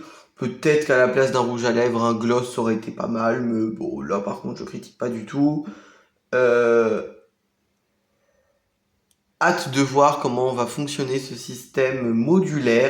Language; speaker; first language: French; native; French